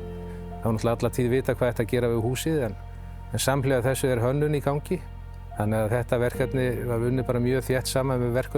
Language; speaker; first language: Icelandic; native; Icelandic